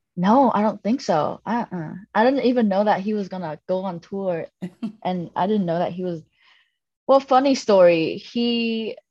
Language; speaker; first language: English; non-native, fluent; Vietnamese